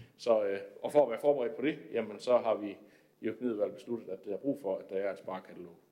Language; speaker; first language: Danish; native; Danish